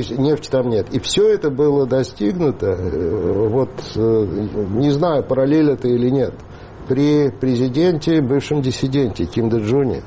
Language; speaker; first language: Russian; native; Russian